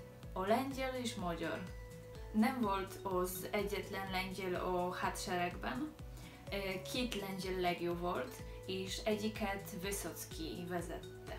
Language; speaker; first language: Hungarian; non-native, learner; Polish